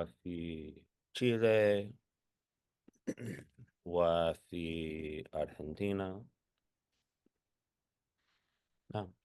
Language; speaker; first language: Arabic; non-native, fluent; English